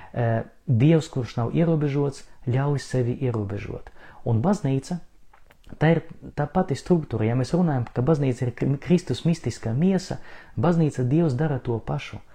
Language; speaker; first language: Latvian; non-native, local second language; Russian